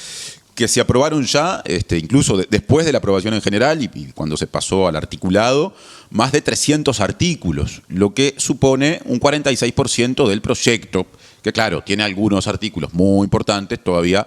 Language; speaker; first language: Spanish; native; Spanish